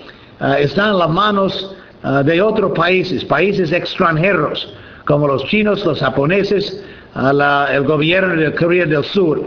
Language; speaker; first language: Spanish; non-native, fluent; English